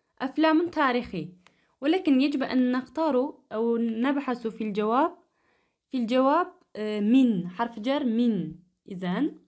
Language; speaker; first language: Arabic; non-native, fluent; Turkish